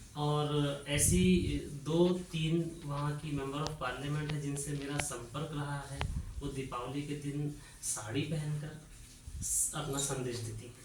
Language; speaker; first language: Hindi; native; Hindi